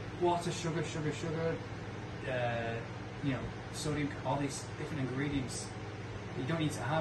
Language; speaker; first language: English; native; English